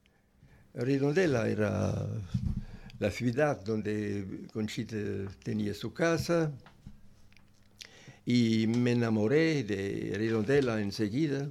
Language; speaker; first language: Spanish; non-native, learner; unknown